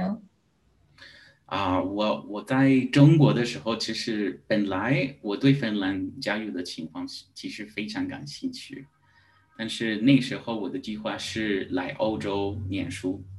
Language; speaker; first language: Chinese; non-native, learner; Spanish